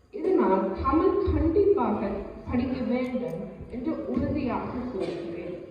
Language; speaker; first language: Tamil; early bilingual, heritage; Tamil